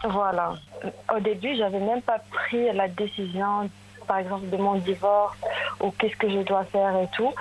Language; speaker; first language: French; non-native, local second language; Arabic